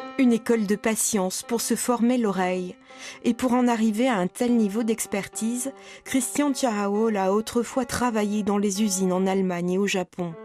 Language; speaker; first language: French; native; French